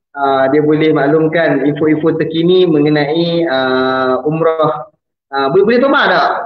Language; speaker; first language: Malay; native; Malay